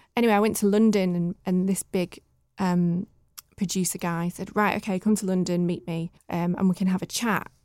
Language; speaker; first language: English; native; English